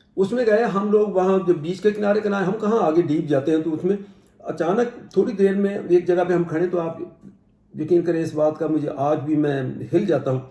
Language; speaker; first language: Urdu; non-native, local second language; Punjabi